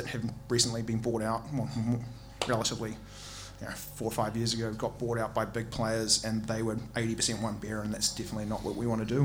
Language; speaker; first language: English; native; English